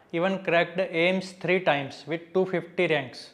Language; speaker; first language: Hindi; non-native, local second language; Gujarati